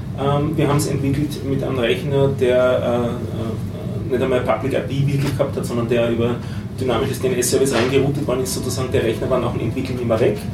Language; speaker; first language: German; native; German